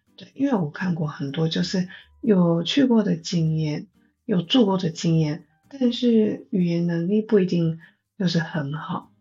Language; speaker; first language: Chinese; non-native, fluent; Japanese